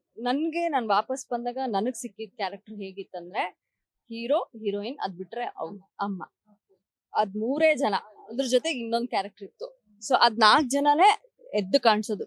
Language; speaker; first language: Kannada; non-native, local second language; Kodava